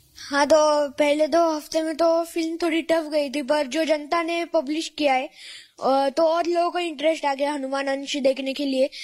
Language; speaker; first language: Hindi; non-native, local second language; Marathi